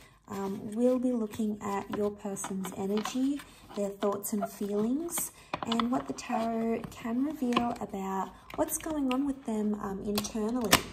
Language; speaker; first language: English; native; English